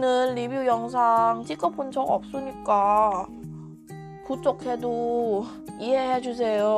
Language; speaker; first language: Korean; non-native, fluent; Thai